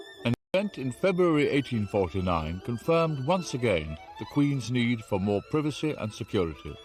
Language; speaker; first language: English; native; English